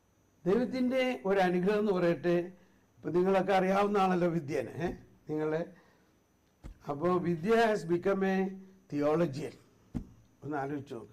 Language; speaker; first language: Malayalam; native; Malayalam